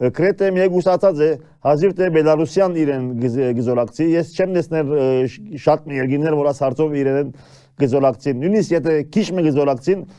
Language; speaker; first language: Armenian; early bilingual, heritage; Armenian